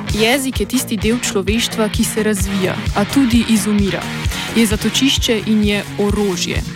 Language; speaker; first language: Slovenian; native; Slovenian